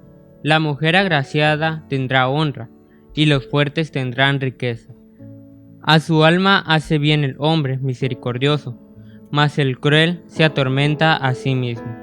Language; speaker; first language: Spanish; native; Spanish